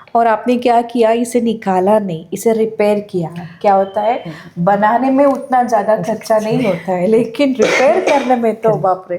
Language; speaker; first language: Hindi; non-native, local second language; Kannada